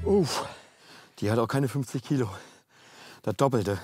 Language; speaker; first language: German; native; German